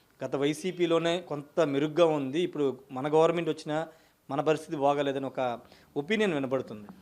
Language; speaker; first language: Telugu; native; Telugu